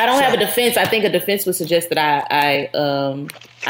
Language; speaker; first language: English; native; English